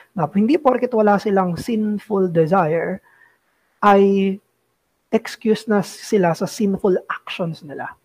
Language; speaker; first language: Filipino; native; Filipino